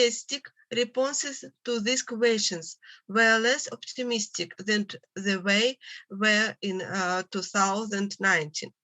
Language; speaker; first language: English; non-native, learner; Russian